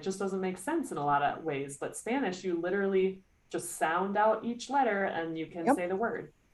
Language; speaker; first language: English; native; English